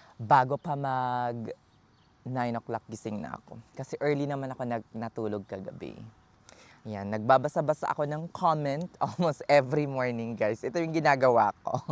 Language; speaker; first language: Filipino; native; Filipino